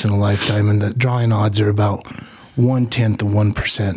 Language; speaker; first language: English; native; English